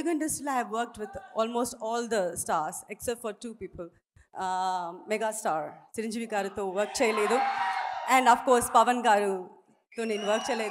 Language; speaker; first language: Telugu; non-native, fluent; Tamil